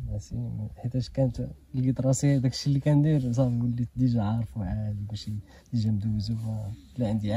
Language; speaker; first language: Arabic; native; Arabic